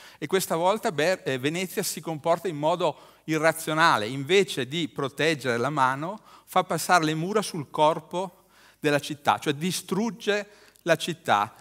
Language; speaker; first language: Italian; native; Italian